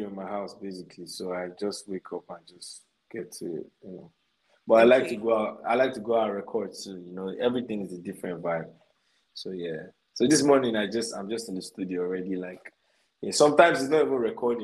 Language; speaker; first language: English; non-native, local second language; Yoruba